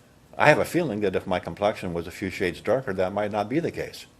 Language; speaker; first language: English; native; English